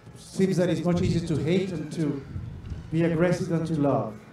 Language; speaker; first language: English; non-native, fluent; Spanish